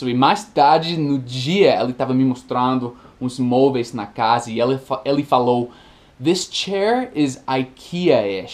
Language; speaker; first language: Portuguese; non-native, fluent; English